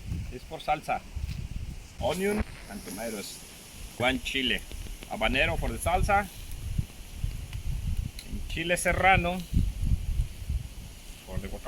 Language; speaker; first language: English; non-native, learner; Spanish